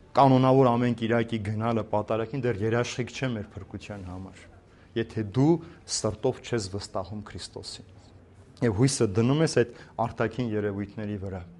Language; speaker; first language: Armenian; native; Armenian